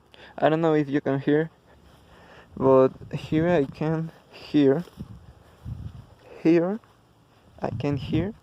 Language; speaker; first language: English; non-native, learner; Spanish